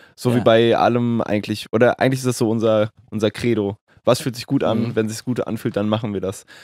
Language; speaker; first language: German; native; German